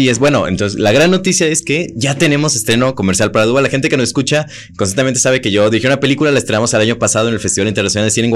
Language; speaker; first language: Spanish; native; Spanish